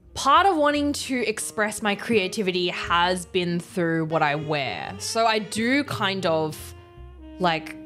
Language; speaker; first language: English; native; English